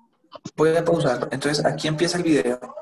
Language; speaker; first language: Spanish; native; Spanish